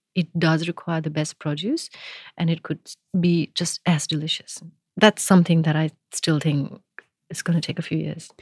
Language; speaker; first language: English; non-native, local second language; Gujarati